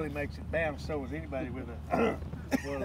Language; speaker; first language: English; native; English